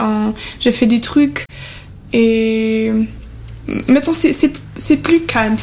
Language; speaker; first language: French; non-native, learner; German